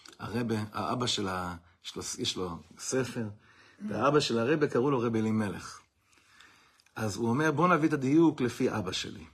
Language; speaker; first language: Hebrew; non-native, fluent; English